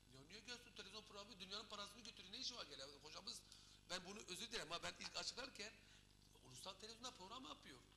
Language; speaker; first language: Turkish; non-native, local second language; Kurdish